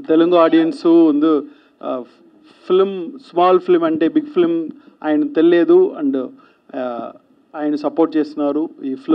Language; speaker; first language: Telugu; non-native, learner; Tamil